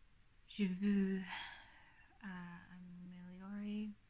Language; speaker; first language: French; non-native, learner; English